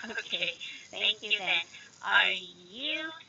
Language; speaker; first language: English; non-native, fluent; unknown